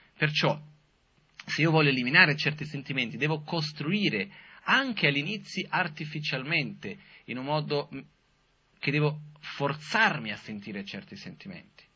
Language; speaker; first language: Italian; non-native, fluent; Portuguese